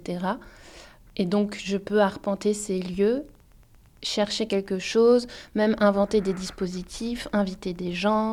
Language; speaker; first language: French; native; French